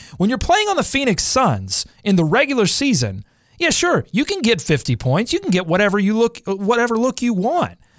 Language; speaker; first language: English; native; English